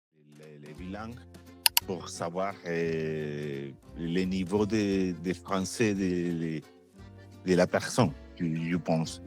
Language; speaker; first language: French; non-native, learner; Spanish